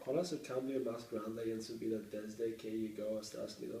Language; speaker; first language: Spanish; non-native, learner; English